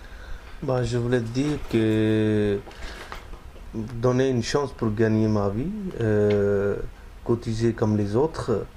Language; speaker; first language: French; non-native, learner; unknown